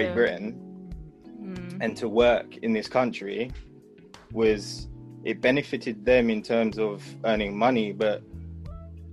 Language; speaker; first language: English; native; English